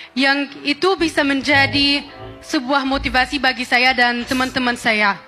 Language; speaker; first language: Indonesian; non-native, fluent; Arabic